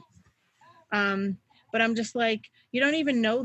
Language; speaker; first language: English; native; English